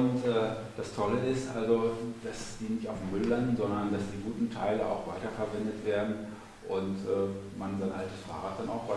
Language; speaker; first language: German; native; German